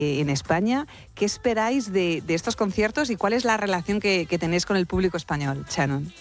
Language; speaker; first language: Spanish; native; Spanish